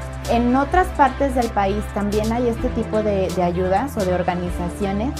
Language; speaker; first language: Spanish; native; Spanish